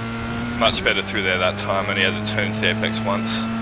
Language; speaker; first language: English; native; English